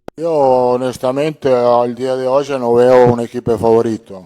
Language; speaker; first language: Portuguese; non-native, fluent; Italian